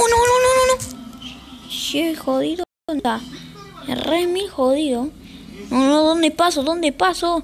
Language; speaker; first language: Spanish; native; Spanish